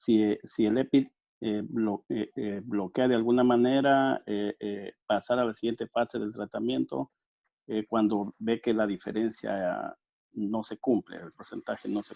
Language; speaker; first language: Spanish; native; Spanish